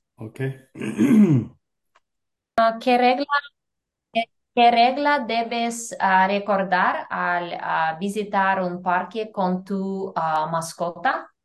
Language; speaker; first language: Spanish; non-native, fluent; Russian